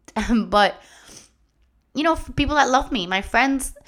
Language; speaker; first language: English; non-native, fluent; Spanish